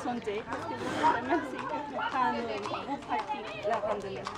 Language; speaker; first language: French; non-native, learner; Spanish